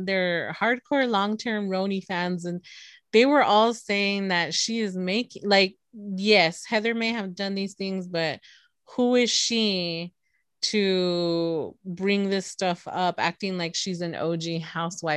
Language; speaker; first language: English; early bilingual, other home language; Spanish